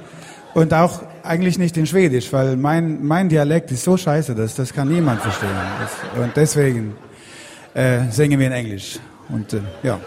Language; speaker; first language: German; non-native, fluent; Swedish